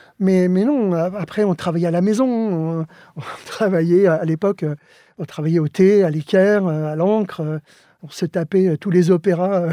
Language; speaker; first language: French; early bilingual, other home language; Spanish